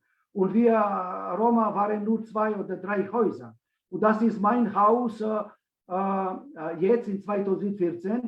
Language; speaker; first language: German; non-native, fluent; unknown